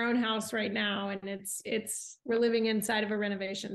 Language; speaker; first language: English; native; English